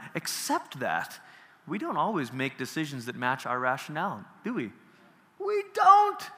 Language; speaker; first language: English; early bilingual, other home language; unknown